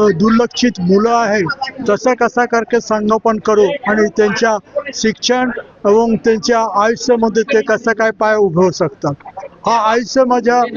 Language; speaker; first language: Marathi; non-native, local second language; Bangla